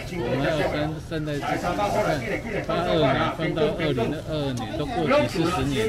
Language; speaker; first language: Chinese; native; Chinese